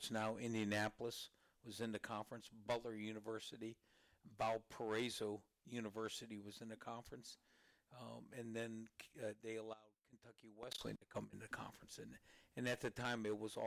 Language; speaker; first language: English; native; English